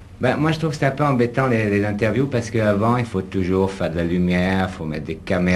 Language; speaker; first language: French; native; French